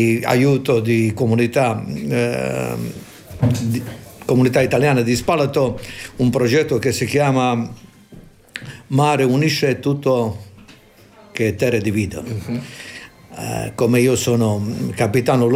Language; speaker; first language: Italian; non-native, fluent; Croatian